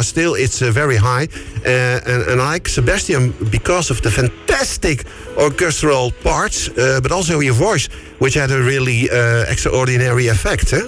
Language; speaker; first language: English; non-native, fluent; Dutch